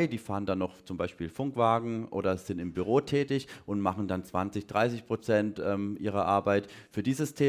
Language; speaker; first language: German; native; German